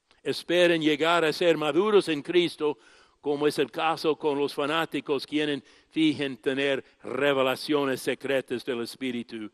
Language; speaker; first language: Spanish; non-native, fluent; English